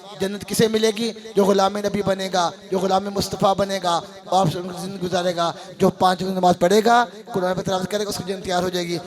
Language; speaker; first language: Urdu; non-native, local second language; Punjabi